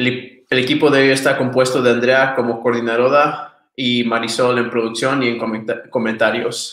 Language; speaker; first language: Spanish; early bilingual, other home language; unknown